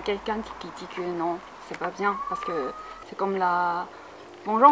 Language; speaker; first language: French; non-native, fluent; Chinese